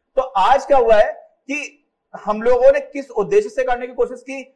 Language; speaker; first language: Hindi; native; Hindi